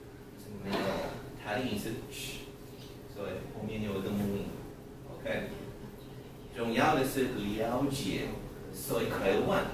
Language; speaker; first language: Chinese; non-native, learner; English